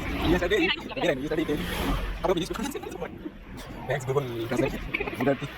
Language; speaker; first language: English; non-native, learner; Bangla